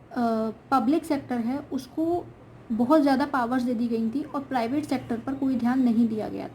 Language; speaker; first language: Hindi; native; Hindi